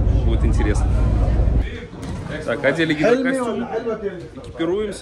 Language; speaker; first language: Russian; native; Russian